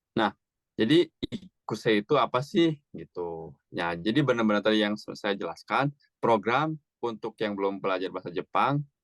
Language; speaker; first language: Indonesian; native; Indonesian